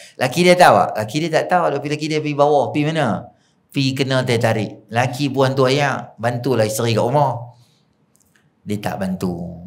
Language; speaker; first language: Malay; native; Malay